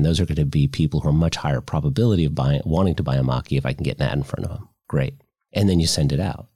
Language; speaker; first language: English; native; English